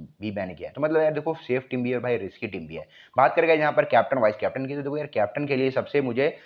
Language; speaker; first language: Hindi; native; Hindi